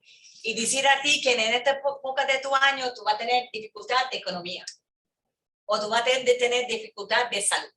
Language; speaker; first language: Spanish; early bilingual, heritage; English